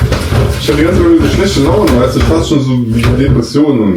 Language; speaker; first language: German; native; German